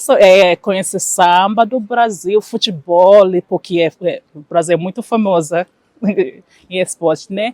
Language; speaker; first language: Portuguese; non-native, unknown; Igbo